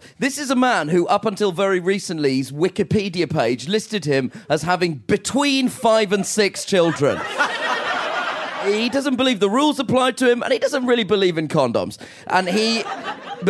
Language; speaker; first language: English; native; English